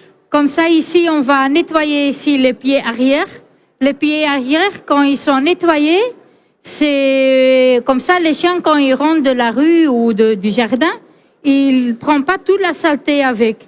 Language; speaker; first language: French; non-native, fluent; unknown